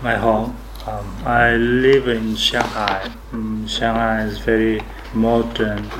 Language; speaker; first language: English; non-native, learner; Chinese